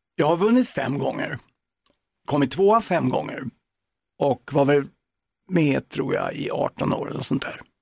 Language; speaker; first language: Swedish; native; Swedish